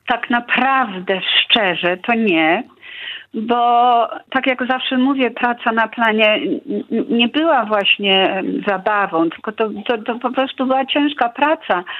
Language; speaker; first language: Polish; early bilingual, heritage; Polish